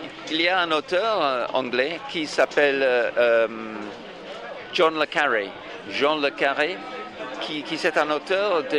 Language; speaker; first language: French; non-native, fluent; English